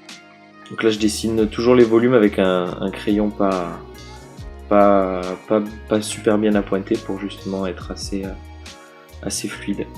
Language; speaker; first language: French; native; French